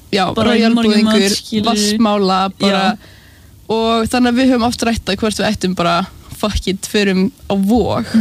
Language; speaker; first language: Icelandic; native; Icelandic